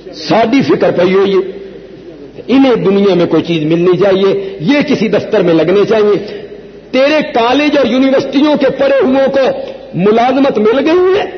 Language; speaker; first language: Urdu; non-native, local second language; Punjabi